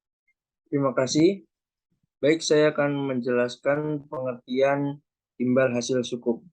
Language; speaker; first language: Indonesian; native; Indonesian